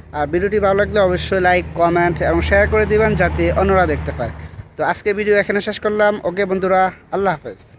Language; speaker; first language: Bangla; native; Bangla